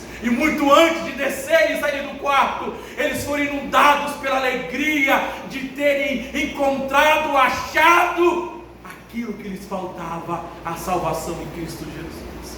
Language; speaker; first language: Portuguese; native; Portuguese